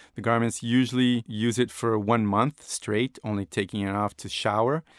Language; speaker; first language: English; non-native, fluent; Portuguese